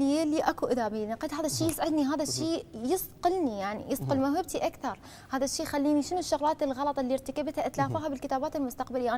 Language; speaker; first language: Arabic; native; Arabic